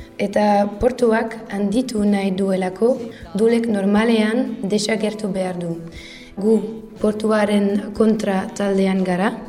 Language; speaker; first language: Basque; non-native, learner; Dutch